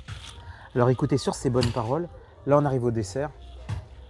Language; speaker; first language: French; native; French